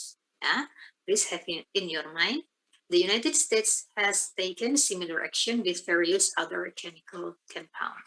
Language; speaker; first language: English; non-native, fluent; Indonesian